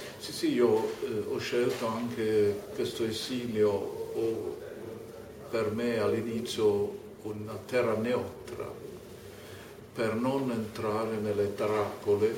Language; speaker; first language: Italian; non-native, fluent; German